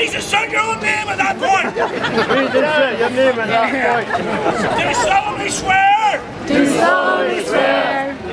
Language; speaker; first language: English; native; English